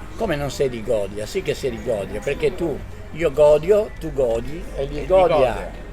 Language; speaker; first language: Italian; native; Italian